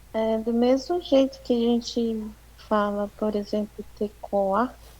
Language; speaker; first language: Portuguese; native; Portuguese